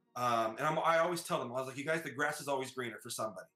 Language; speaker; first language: English; native; English